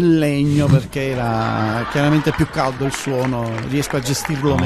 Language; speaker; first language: Italian; native; Italian